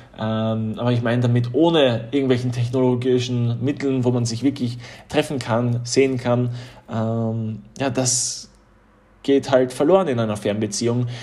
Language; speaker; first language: German; early bilingual, other home language; Polish